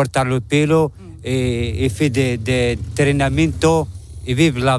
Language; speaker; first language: Spanish; non-native, learner; Arabic